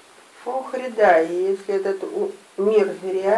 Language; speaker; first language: Russian; native; Russian